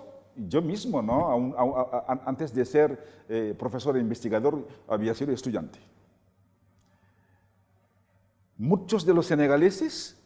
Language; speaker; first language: Spanish; non-native, fluent; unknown